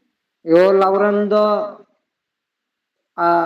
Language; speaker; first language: Italian; non-native, learner; Bangla